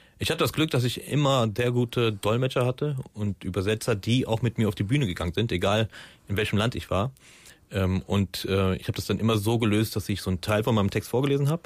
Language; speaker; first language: German; early bilingual, other home language; Persian